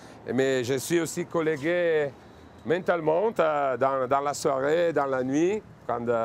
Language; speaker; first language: French; non-native, fluent; Italian